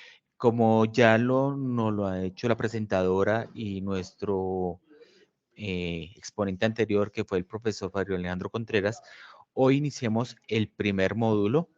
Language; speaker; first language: Spanish; native; Spanish